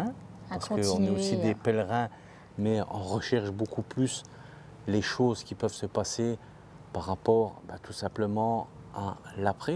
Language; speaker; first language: French; native; French